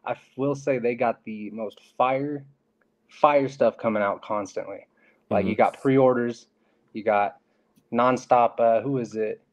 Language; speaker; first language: English; native; English